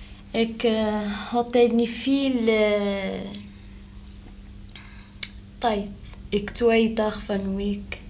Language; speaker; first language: Dutch; non-native, learner; Arabic